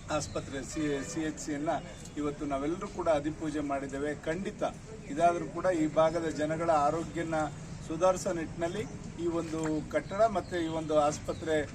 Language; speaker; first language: Kannada; native; Kannada